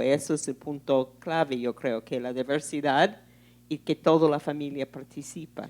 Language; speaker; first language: Spanish; non-native, fluent; English